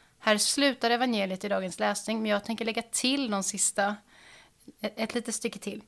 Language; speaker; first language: Swedish; native; Swedish